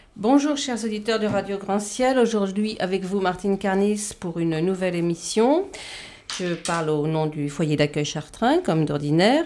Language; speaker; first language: French; native; French